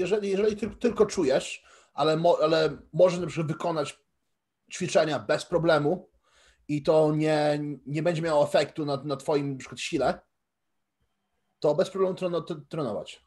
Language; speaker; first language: Polish; early bilingual, heritage; Polish